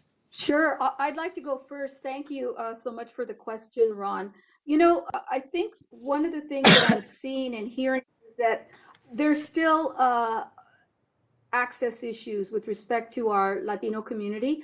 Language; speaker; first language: English; early bilingual, other home language; Spanish